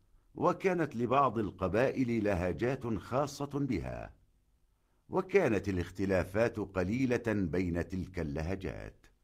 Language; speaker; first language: Arabic; non-native, learner; Indonesian